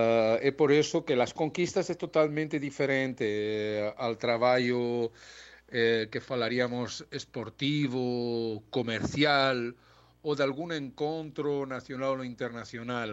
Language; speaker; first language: Portuguese; non-native, learner; Spanish